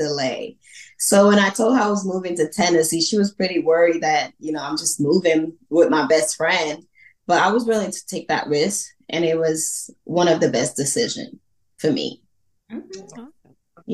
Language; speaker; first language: English; non-native, fluent; Haitian Creole